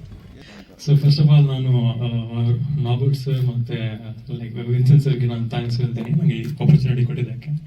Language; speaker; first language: Kannada; non-native, local second language; Konkani